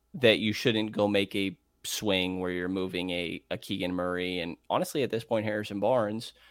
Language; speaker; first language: English; native; English